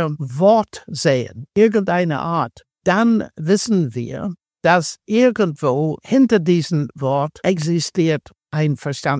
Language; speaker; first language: German; non-native, fluent; English